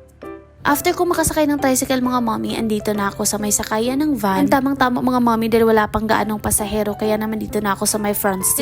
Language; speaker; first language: Filipino; non-native, local second language; Cebuano